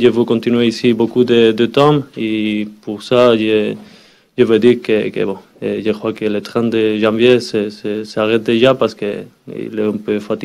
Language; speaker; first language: French; non-native, learner; Spanish